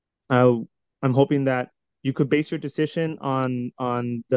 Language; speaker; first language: English; native; English